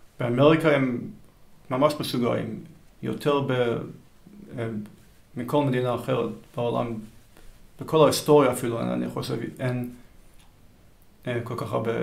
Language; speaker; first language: Hebrew; early bilingual, heritage; Hebrew